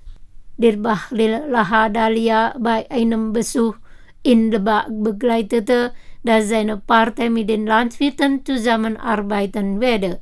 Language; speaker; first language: German; non-native, fluent; Indonesian